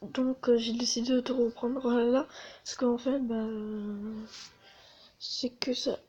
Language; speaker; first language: French; native; French